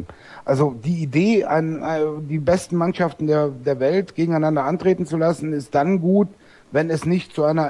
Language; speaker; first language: German; native; German